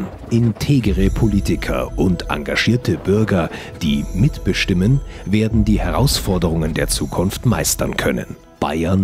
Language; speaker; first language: German; native; German